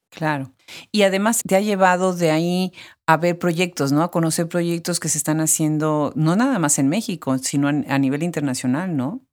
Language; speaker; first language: Spanish; native; Spanish